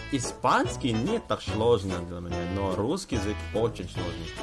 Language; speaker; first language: Russian; non-native, learner; Indonesian